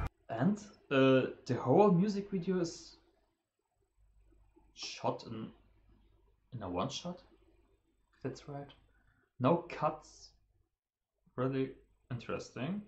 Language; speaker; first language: English; non-native, fluent; German